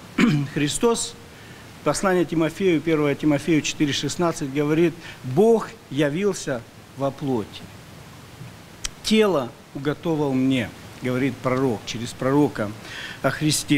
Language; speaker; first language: Russian; native; Russian